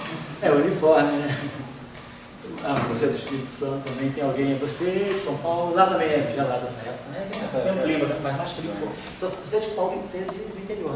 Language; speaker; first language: Portuguese; native; Portuguese